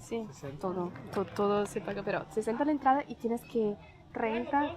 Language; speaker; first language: Spanish; non-native, fluent; Italian